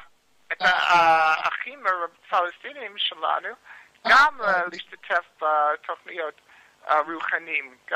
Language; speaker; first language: Hebrew; non-native, learner; English